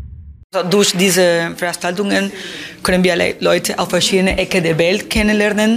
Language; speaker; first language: German; non-native, fluent; Spanish